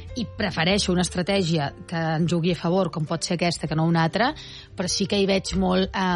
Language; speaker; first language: Catalan; native; Catalan